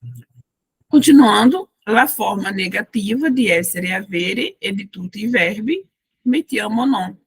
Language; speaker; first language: Italian; non-native, fluent; Portuguese